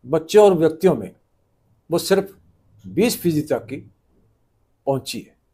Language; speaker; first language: Hindi; non-native, local second language; Punjabi